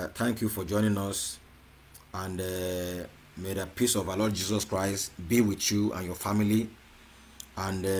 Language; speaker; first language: English; non-native, local second language; Yoruba